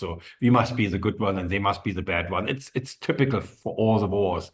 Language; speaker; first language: English; non-native, fluent; German